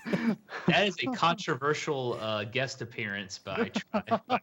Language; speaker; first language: English; native; English